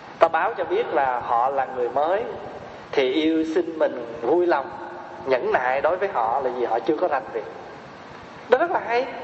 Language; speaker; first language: Vietnamese; native; Vietnamese